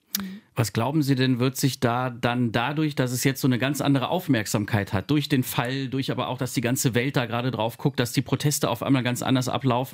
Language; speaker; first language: German; native; German